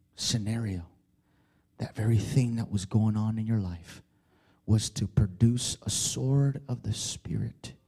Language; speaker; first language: English; early bilingual, other home language; Spanish